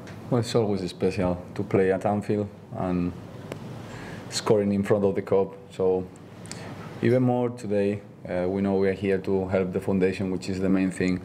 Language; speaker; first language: English; non-native, fluent; Spanish